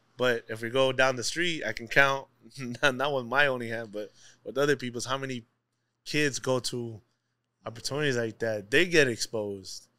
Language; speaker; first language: English; native; English